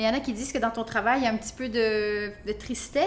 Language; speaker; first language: French; native; French